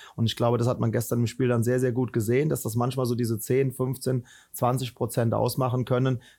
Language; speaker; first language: German; native; German